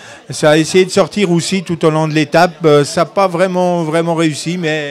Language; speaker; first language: French; native; French